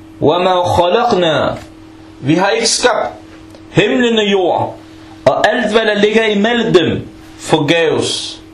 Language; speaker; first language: Danish; non-native, fluent; Arabic